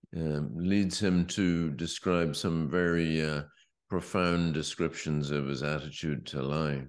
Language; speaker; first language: English; native; English